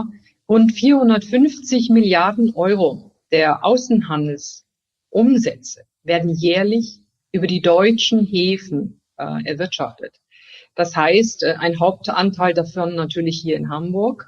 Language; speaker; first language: German; native; German